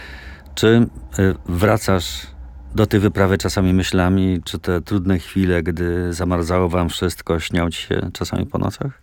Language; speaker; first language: Polish; native; Polish